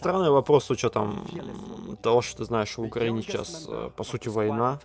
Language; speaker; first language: Russian; native; Russian